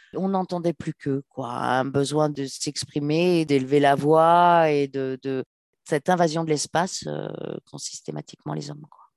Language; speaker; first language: French; native; French